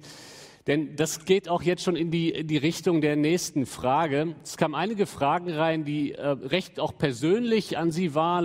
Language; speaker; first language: German; native; German